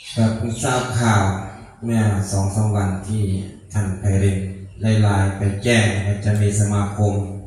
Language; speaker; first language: Thai; non-native, local second language; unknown